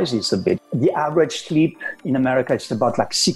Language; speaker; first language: English; non-native, fluent; French